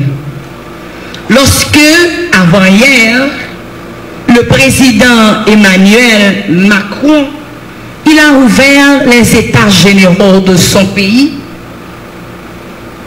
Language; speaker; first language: French; non-native, local second language; Haitian Creole